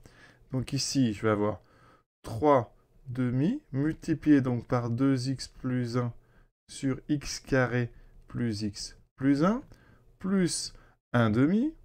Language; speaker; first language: French; native; French